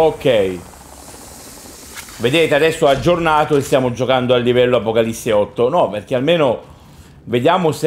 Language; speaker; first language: Italian; native; Italian